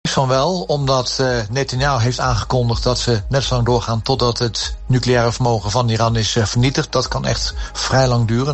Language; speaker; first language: Dutch; native; Dutch